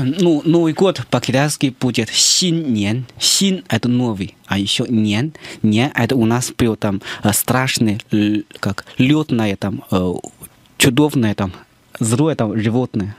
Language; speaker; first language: Russian; non-native, fluent; Chinese